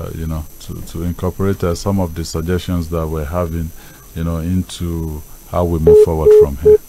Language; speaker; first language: English; non-native, local second language; Yoruba